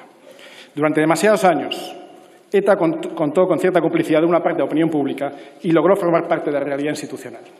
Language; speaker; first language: Spanish; native; Spanish